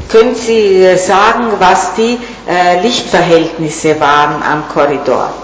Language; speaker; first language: German; non-native, fluent; Italian